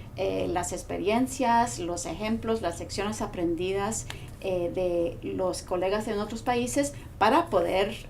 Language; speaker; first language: Spanish; non-native, fluent; English